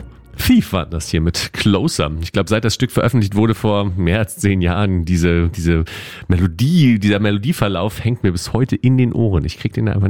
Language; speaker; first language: German; native; German